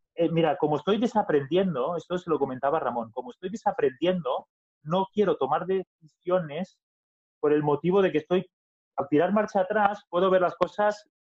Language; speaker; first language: Spanish; non-native, local second language; Catalan